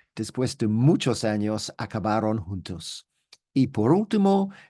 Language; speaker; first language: Spanish; non-native, learner; English